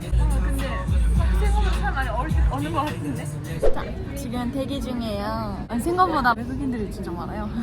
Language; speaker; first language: Korean; non-native, fluent; Japanese